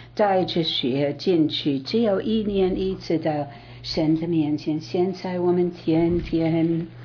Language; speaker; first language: Chinese; non-native, fluent; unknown